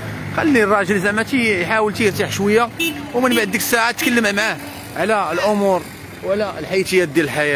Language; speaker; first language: Arabic; native; Arabic